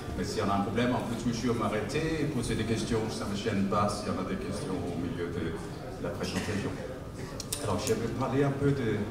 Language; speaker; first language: French; non-native, fluent; Danish